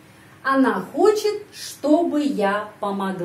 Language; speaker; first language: Russian; early bilingual, heritage; Russian